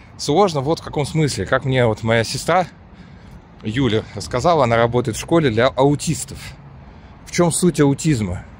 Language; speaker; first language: Russian; native; Russian